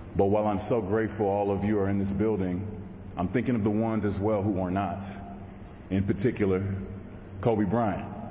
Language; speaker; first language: English; native; English